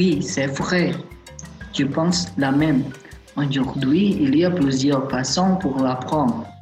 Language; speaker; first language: French; non-native, learner; Chinese